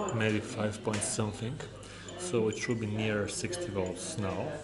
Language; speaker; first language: English; non-native, fluent; Bulgarian